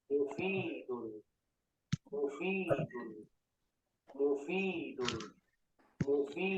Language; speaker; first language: Arabic; non-native, learner; Urdu